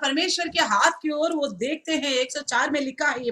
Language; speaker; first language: Hindi; non-native, local second language; Telugu